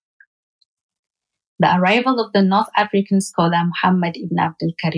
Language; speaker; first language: English; non-native, local second language; Hausa